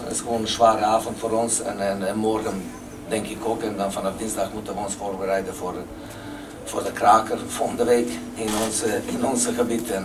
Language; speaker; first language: Dutch; non-native, fluent; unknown